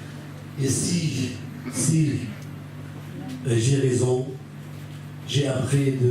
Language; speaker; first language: French; non-native, fluent; Arabic